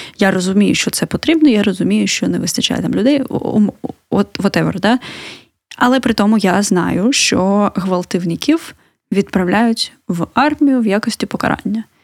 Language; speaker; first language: Ukrainian; native; Ukrainian